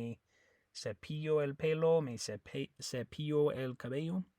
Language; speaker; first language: Spanish; non-native, fluent; English